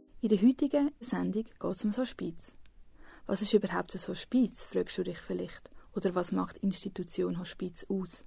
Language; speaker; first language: German; native; German